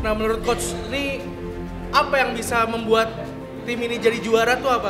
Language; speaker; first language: Indonesian; native; Indonesian